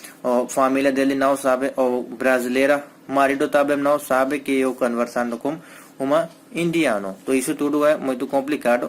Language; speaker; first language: Portuguese; non-native, learner; Hindi